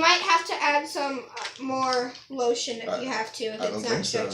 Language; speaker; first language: English; native; English